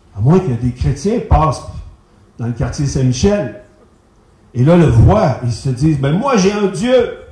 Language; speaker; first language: French; native; French